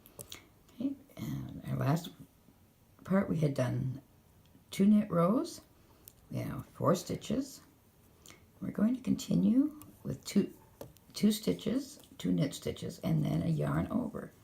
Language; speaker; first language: English; native; English